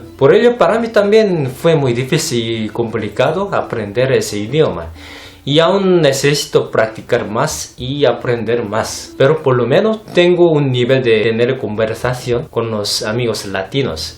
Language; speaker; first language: Spanish; non-native, fluent; Korean